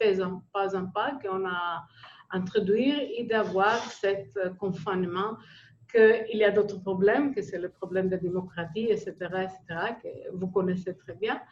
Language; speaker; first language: French; non-native, fluent; Greek